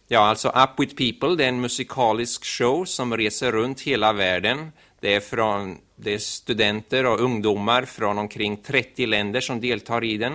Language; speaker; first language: Swedish; native; Swedish